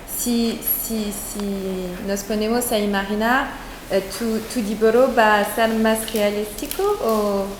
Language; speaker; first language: Spanish; non-native, fluent; French